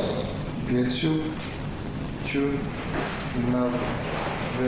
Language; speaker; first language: French; non-native, learner; Russian